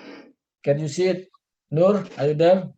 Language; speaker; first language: English; non-native, learner; Indonesian